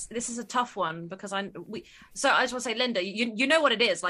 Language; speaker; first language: English; native; English